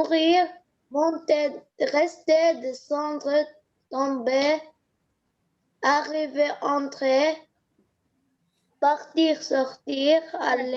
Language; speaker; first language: French; non-native, learner; Arabic